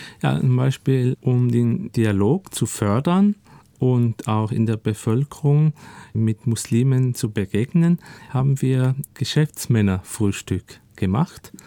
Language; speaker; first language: German; early bilingual, other home language; Turkish